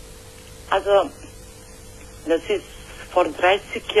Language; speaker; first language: German; non-native, learner; Croatian